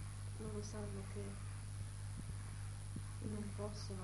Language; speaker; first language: Italian; early bilingual, heritage; Italian